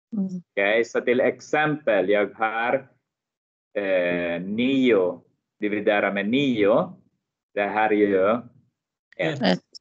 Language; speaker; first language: Swedish; non-native, fluent; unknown